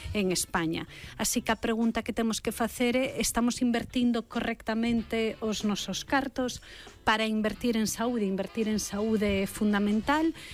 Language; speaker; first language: Galician; non-native, local second language; Spanish